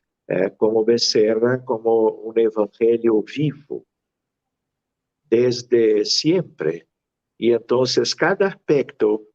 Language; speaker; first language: Spanish; non-native, fluent; Portuguese